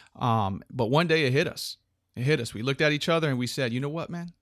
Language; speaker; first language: English; native; English